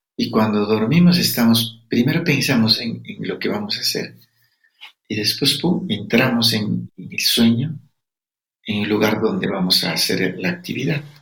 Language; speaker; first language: Spanish; non-native, local second language; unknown